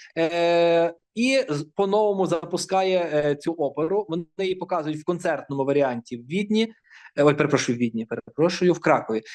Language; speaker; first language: Ukrainian; native; Ukrainian